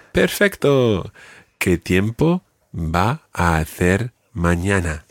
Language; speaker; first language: Spanish; non-native, fluent; English